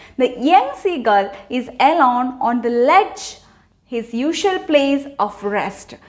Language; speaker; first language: English; non-native, local second language; Malayalam